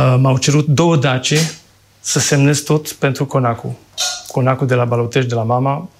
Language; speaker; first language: Romanian; non-native, fluent; French